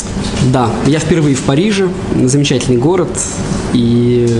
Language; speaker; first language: Russian; native; Russian